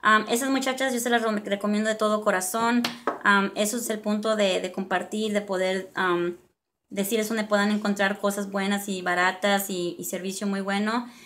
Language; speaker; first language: Spanish; early bilingual, other home language; English